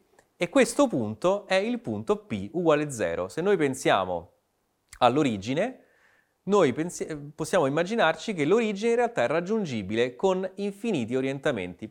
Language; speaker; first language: Italian; native; Italian